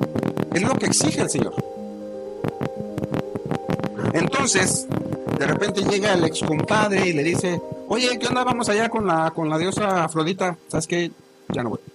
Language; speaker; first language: Spanish; native; Spanish